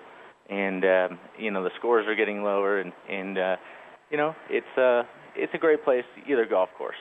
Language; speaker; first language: English; native; English